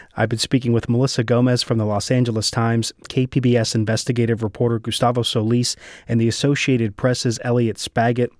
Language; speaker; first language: English; native; English